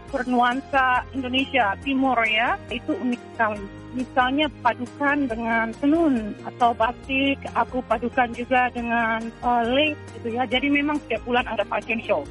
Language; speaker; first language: Indonesian; native; Indonesian